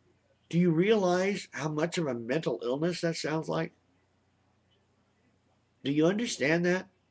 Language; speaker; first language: English; native; English